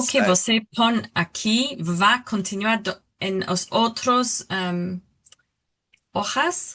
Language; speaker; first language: Portuguese; non-native, learner; English